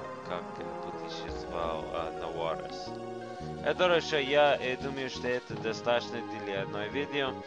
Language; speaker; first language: Russian; non-native, learner; English